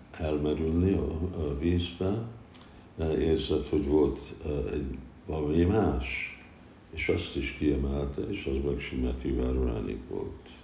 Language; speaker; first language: Hungarian; early bilingual, heritage; Hungarian